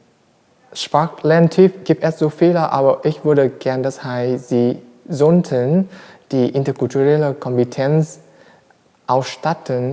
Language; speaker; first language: German; non-native, fluent; Vietnamese